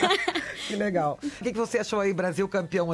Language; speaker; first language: Portuguese; native; Portuguese